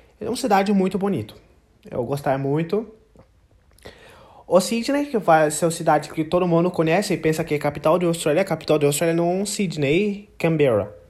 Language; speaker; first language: Portuguese; non-native, learner; English